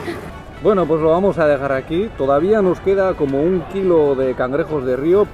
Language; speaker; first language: Spanish; native; Spanish